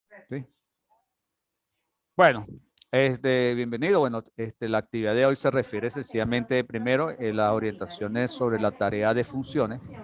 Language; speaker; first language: Spanish; native; Spanish